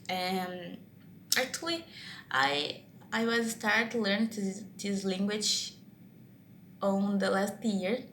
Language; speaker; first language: English; non-native, learner; Portuguese